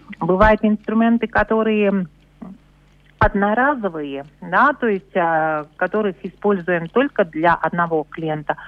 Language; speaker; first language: Russian; non-native, local second language; Latvian